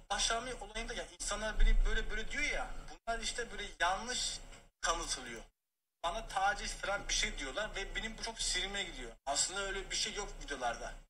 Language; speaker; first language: Turkish; early bilingual, heritage; Turkish